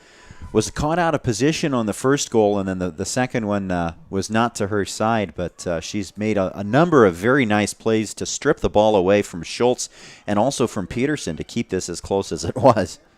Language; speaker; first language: English; native; English